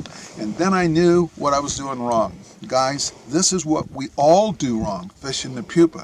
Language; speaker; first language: English; native; English